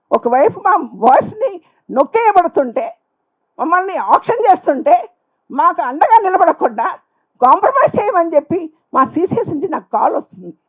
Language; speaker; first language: Telugu; non-native, local second language; Urdu